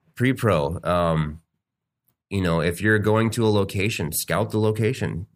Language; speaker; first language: English; native; English